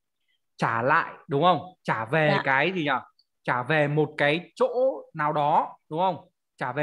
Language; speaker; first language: Vietnamese; native; Vietnamese